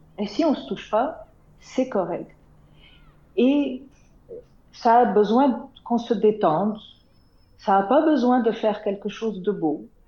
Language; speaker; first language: French; non-native, local second language; Arabic